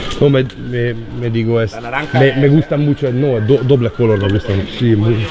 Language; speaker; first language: Spanish; non-native, learner; Hungarian